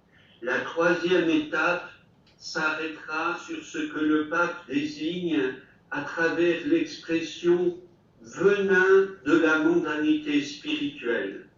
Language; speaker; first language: French; native; French